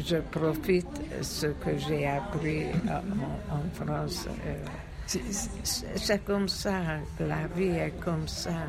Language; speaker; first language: French; non-native, fluent; Hungarian